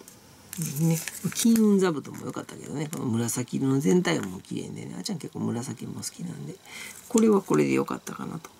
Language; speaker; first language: Japanese; native; Japanese